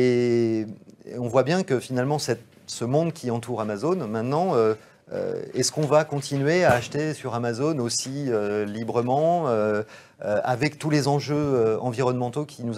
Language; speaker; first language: French; native; French